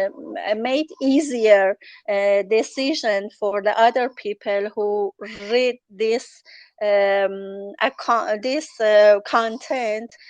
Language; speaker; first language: English; non-native, learner; Persian